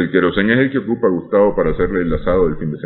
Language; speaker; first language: Spanish; native; Spanish